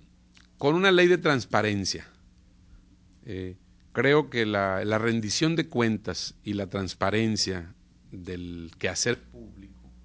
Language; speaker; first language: Spanish; native; Spanish